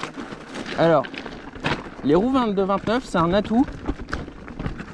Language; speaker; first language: French; native; French